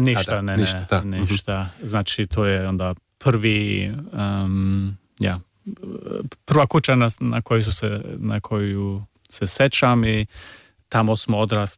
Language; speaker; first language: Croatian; early bilingual, heritage; Serbian